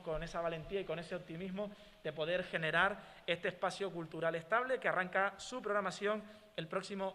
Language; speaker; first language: Spanish; native; Spanish